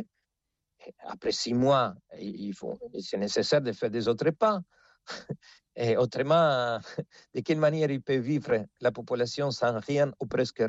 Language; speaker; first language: French; non-native, fluent; Spanish